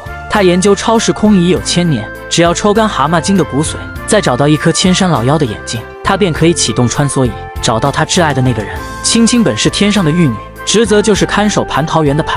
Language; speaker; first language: Chinese; native; Chinese